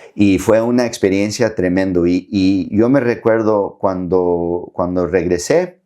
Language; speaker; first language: Spanish; early bilingual, heritage; Spanish